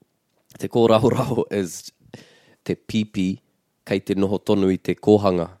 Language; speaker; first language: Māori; non-native, local second language; English